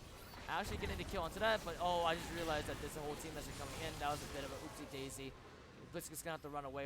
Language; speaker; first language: English; native; English